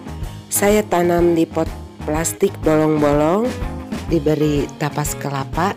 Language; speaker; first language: Indonesian; native; Indonesian